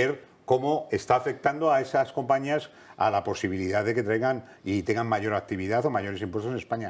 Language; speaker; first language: Spanish; native; Spanish